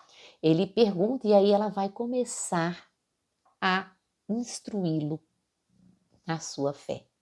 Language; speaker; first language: Portuguese; native; Portuguese